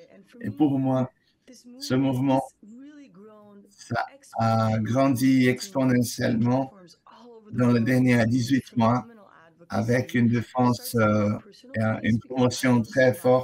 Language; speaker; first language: French; non-native, fluent; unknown